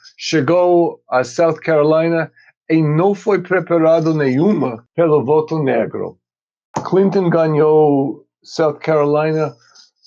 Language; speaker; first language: Portuguese; non-native, fluent; English